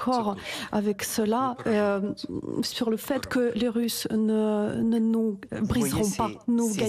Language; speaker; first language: French; non-native, fluent; Ukrainian